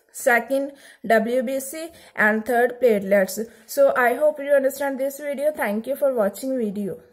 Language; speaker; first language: English; non-native, local second language; Punjabi